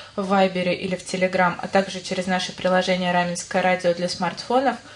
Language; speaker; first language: Russian; native; Russian